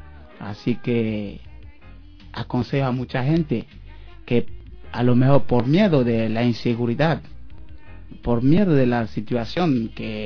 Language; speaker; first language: Spanish; non-native, fluent; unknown